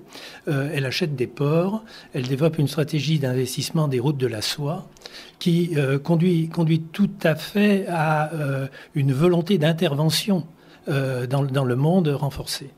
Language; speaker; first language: French; native; French